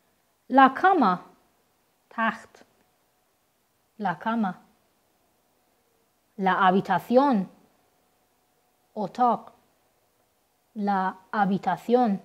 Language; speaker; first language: Spanish; non-native, fluent; Persian